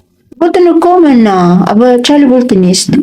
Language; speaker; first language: German; non-native, learner; Filipino